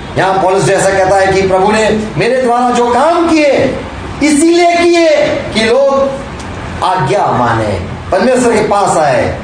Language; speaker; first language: Hindi; non-native, local second language; Gujarati